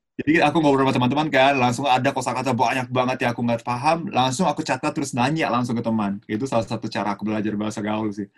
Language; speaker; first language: Indonesian; non-native, fluent; Japanese